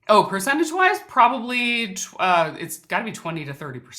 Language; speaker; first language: English; native; English